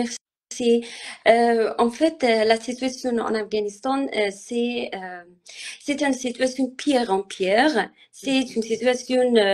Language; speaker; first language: French; non-native, learner; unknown